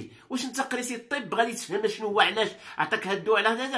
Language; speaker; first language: Arabic; native; Arabic